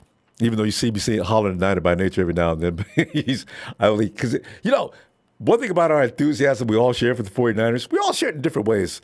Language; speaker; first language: English; native; English